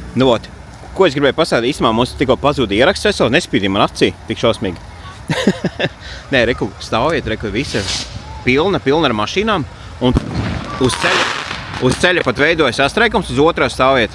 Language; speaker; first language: Latvian; native; Latvian